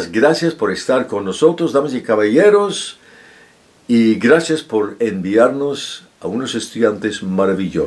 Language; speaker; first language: Spanish; non-native, fluent; English